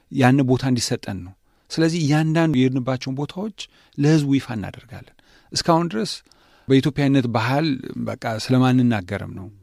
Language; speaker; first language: Amharic; native; Amharic